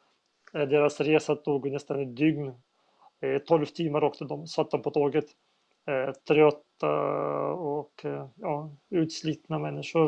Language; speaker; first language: Swedish; non-native, fluent; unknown